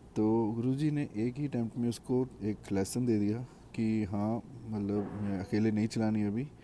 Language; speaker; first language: Hindi; native; Hindi